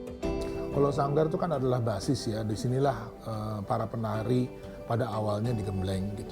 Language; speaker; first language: Indonesian; native; Indonesian